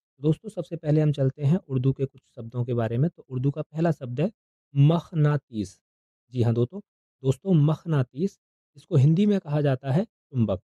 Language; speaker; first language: Hindi; native; Hindi